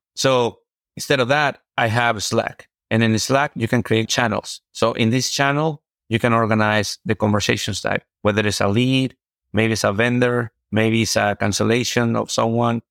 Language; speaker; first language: English; non-native, fluent; Spanish